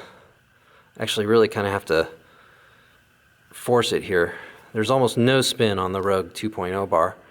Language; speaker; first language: English; native; English